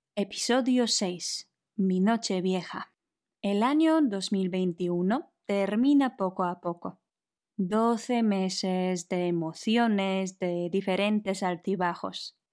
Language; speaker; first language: Spanish; non-native, fluent; Polish